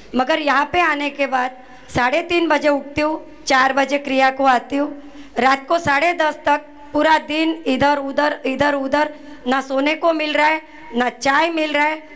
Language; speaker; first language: Hindi; non-native, local second language; Gujarati